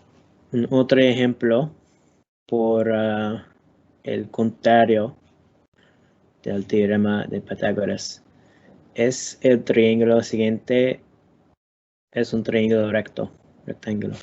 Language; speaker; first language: Spanish; non-native, learner; English